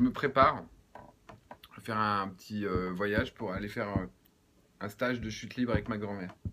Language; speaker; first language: French; native; French